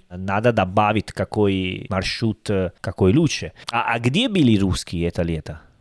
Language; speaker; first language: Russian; non-native, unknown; Italian